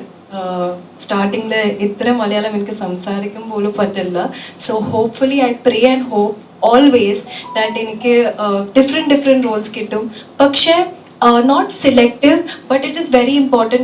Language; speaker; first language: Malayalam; non-native, learner; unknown